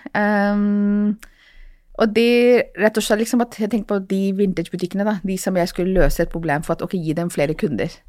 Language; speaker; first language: Norwegian; non-native, fluent; Hindi